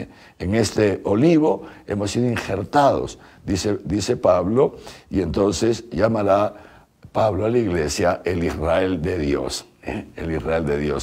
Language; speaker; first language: Spanish; native; Spanish